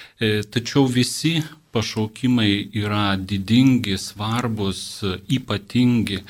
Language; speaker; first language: Lithuanian; non-native, local second language; Polish